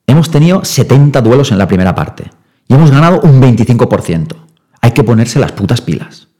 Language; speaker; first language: Spanish; non-native, local second language; Catalan